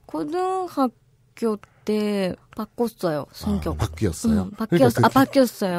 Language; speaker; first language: Korean; non-native, learner; Japanese